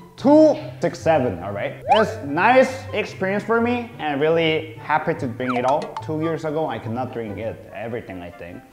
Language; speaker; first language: English; early bilingual, other home language; Korean